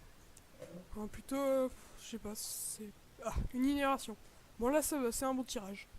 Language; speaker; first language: French; native; French